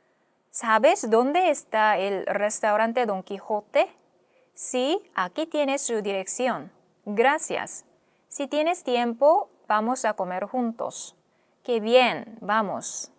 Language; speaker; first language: Spanish; non-native, fluent; Korean